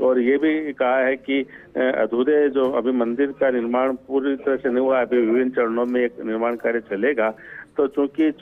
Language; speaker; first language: Hindi; native; Hindi